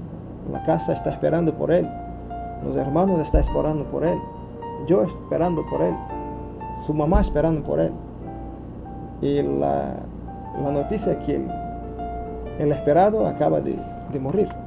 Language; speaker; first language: Spanish; non-native, fluent; Portuguese